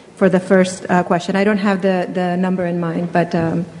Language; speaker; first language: English; native; English